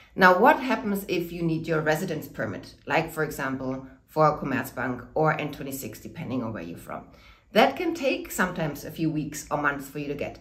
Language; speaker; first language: English; non-native, fluent; German